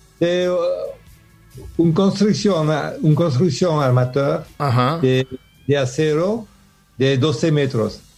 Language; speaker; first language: Spanish; non-native, learner; French